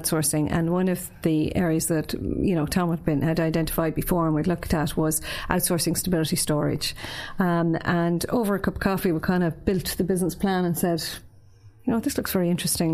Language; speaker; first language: English; native; English